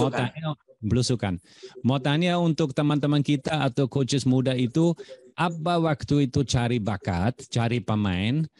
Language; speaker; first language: Indonesian; non-native, fluent; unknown